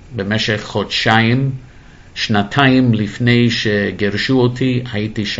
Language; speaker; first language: Hebrew; non-native, fluent; English